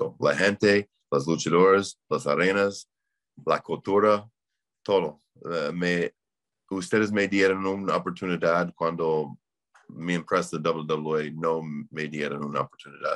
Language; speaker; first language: Spanish; non-native, learner; English